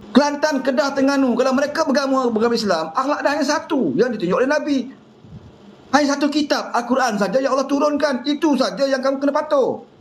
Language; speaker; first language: Malay; native; Malay